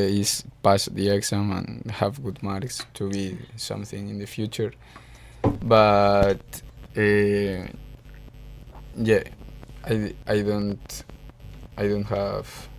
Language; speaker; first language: English; non-native, fluent; Spanish